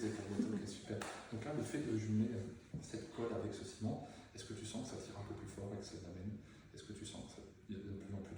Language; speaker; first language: French; native; French